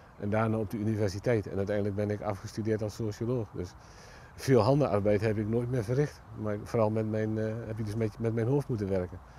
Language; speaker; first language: Dutch; native; Dutch